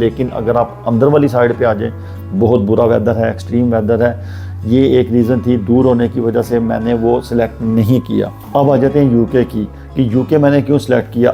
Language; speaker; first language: Urdu; non-native, local second language; Punjabi